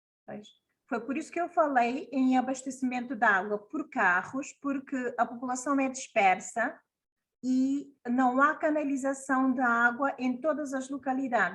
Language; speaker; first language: Portuguese; non-native, local second language; Kabuverdianu